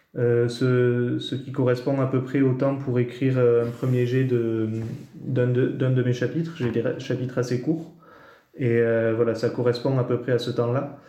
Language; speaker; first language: French; native; French